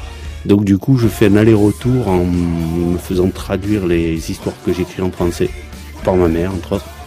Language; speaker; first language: French; early bilingual, other home language; Arabic